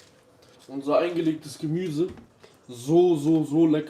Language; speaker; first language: German; early bilingual, other home language; Kurdish